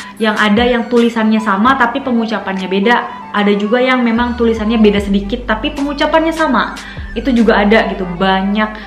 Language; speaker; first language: Indonesian; native; Indonesian